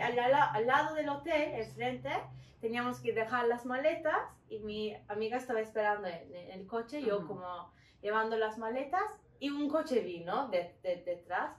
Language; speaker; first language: Spanish; non-native, learner; Turkish